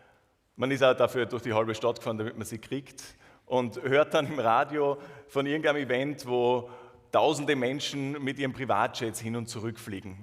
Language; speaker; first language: German; native; German